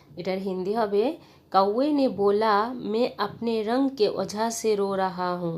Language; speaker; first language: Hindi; non-native, local second language; Bangla